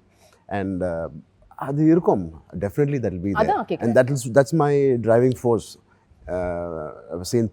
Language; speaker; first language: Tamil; non-native, fluent; Telugu